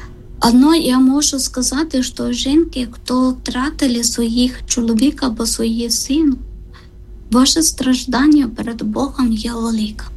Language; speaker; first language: Ukrainian; non-native, learner; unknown